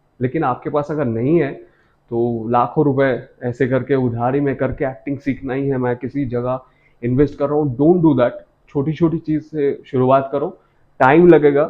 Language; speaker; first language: Hindi; non-native, local second language; Bangla